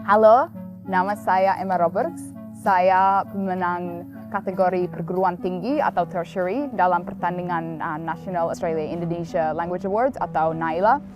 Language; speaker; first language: Indonesian; non-native, fluent; English